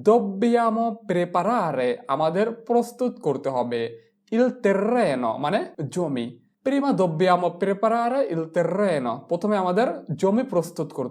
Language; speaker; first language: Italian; non-native, fluent; Bangla